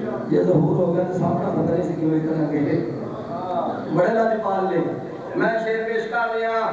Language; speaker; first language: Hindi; non-native, local second language; Punjabi